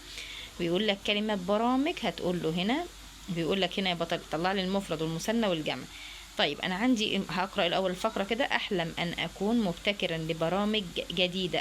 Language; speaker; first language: Arabic; native; Arabic